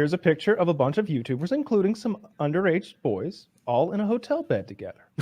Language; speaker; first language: English; native; English